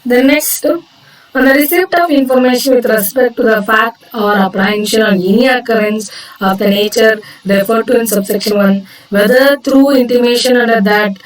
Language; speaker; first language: English; non-native, local second language; Kannada